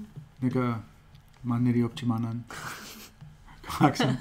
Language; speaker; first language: Korean; non-native, fluent; English